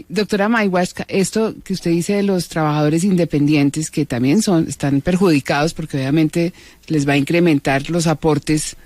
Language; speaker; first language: Spanish; native; Spanish